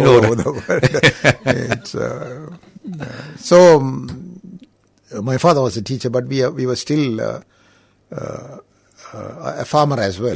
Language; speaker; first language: English; non-native, local second language; Tamil